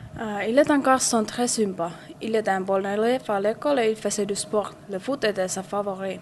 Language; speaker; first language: French; non-native, learner; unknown